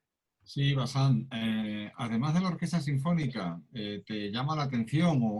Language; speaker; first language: Spanish; native; Spanish